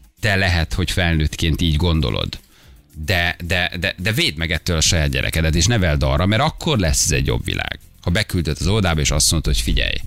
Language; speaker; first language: Hungarian; native; Hungarian